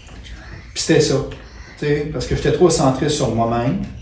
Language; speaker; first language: French; native; French